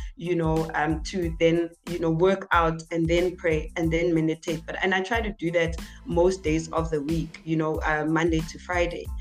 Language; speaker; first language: English; non-native, local second language; Zulu